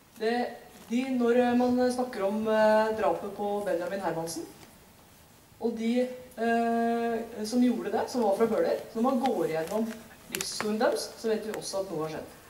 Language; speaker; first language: Norwegian; native; Norwegian